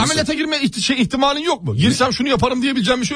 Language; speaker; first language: Turkish; native; Turkish